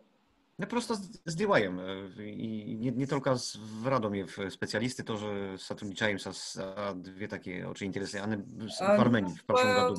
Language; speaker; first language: Russian; non-native, learner; Polish